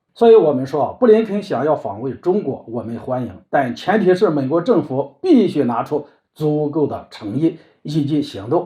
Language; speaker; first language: Chinese; native; Chinese